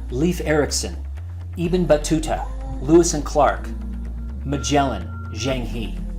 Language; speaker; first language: English; native; English